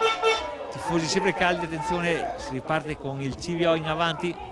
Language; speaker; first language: Italian; native; Italian